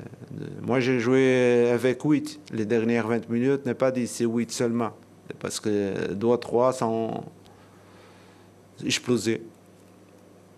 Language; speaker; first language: French; non-native, learner; Portuguese